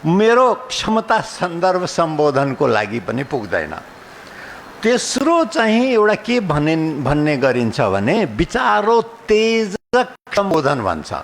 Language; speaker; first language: Nepali; non-native, local second language; Maithili